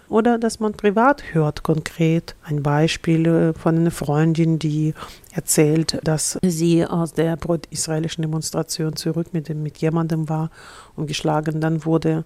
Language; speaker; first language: German; non-native, fluent; Russian